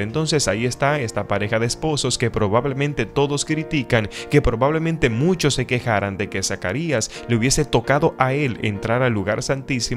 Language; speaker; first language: Spanish; native; Spanish